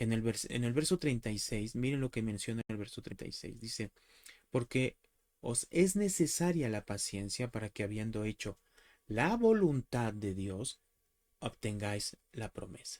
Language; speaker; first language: Spanish; native; Spanish